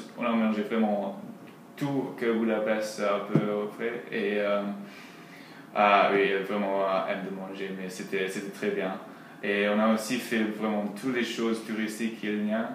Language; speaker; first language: French; non-native, learner; English